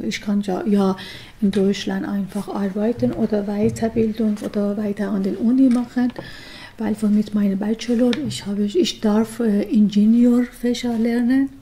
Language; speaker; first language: German; non-native, learner; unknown